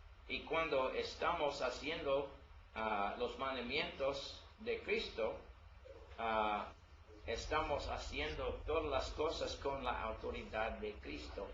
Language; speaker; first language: Spanish; non-native, learner; English